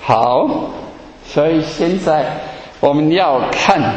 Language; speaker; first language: Chinese; non-native, fluent; German